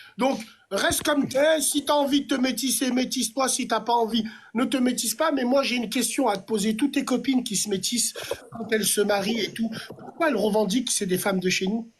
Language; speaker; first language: French; native; French